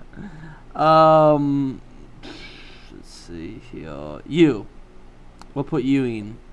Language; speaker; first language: English; native; English